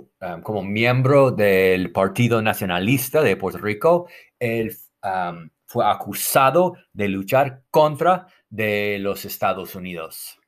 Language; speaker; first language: Spanish; non-native, fluent; English